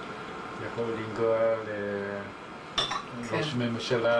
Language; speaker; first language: Hebrew; non-native, learner; Japanese